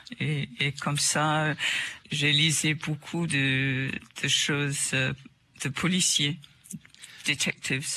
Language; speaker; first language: French; non-native, fluent; English